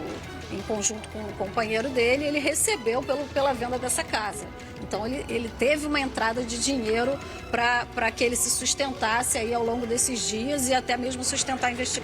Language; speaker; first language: Portuguese; native; Portuguese